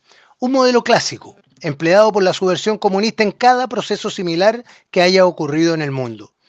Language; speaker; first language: Spanish; native; Spanish